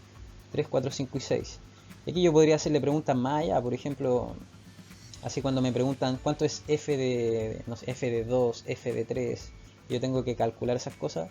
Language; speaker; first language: Spanish; native; Spanish